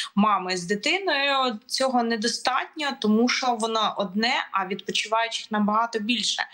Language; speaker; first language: Ukrainian; native; Ukrainian